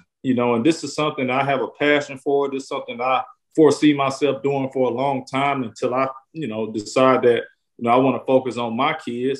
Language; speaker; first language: English; native; English